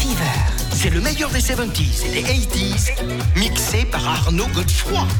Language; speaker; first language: French; native; French